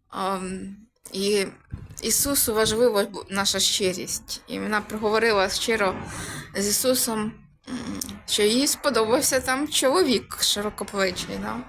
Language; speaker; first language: Ukrainian; native; Ukrainian